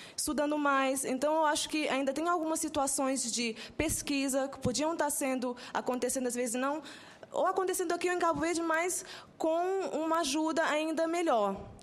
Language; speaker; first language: Portuguese; non-native, local second language; Kabuverdianu